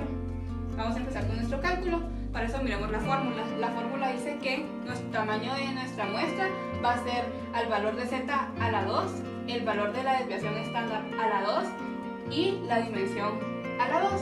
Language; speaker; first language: Spanish; native; Spanish